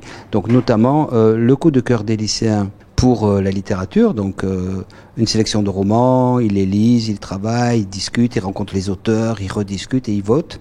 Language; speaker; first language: French; native; French